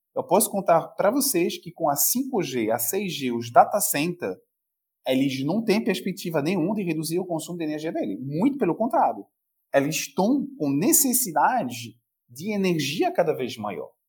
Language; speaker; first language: Portuguese; non-native, fluent; French